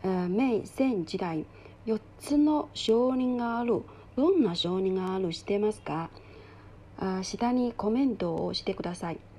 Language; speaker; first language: Japanese; non-native, learner; Chinese